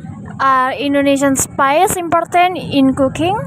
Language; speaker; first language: English; non-native, learner; Indonesian